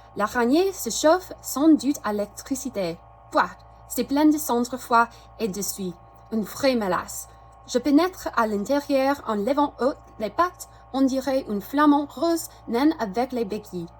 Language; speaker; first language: French; non-native, fluent; English